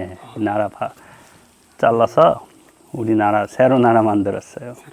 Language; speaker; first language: Korean; non-native, learner; Bangla